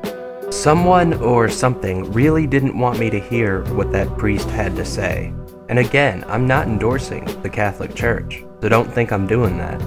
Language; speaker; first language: English; native; English